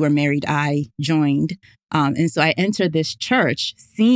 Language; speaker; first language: English; native; English